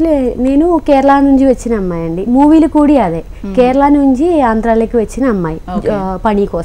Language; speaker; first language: Telugu; non-native, learner; Malayalam